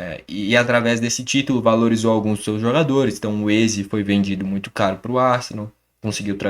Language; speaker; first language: Portuguese; native; Portuguese